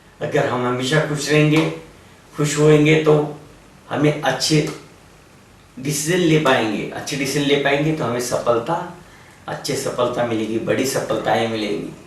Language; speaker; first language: Hindi; non-native, local second language; Marathi